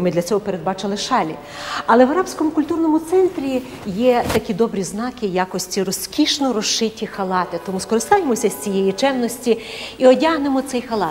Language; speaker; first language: Ukrainian; native; Ukrainian